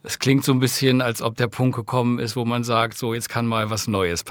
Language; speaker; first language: German; native; German